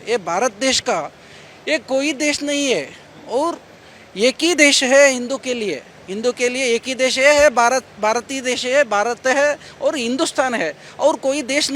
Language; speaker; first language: Hindi; non-native, local second language; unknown